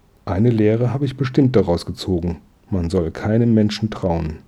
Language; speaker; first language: German; native; German